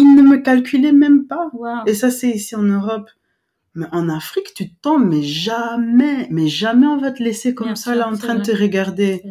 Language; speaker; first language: French; non-native, local second language; Lingala